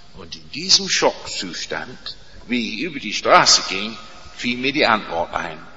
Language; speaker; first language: German; non-native, fluent; English